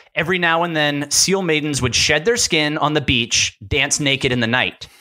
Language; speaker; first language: English; native; English